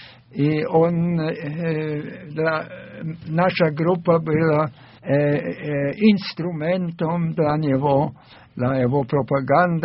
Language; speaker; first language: Russian; non-native, fluent; German